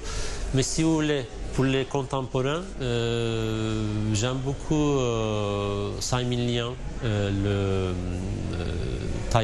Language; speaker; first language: French; non-native, fluent; Turkish